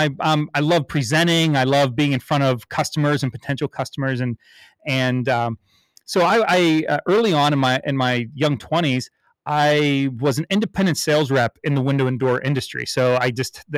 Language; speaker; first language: English; native; English